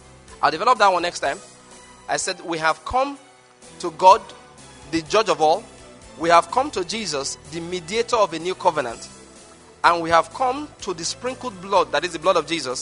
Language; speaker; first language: English; non-native, local second language; Igbo